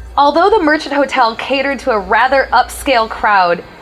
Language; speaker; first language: English; native; English